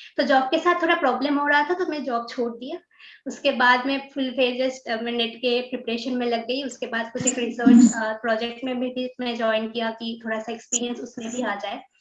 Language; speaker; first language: Hindi; non-native, local second language; Bangla